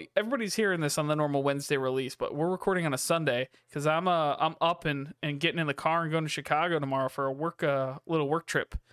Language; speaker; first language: English; native; English